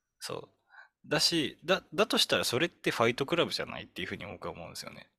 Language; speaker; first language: Japanese; native; Japanese